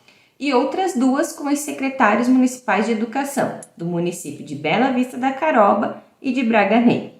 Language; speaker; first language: Portuguese; native; Portuguese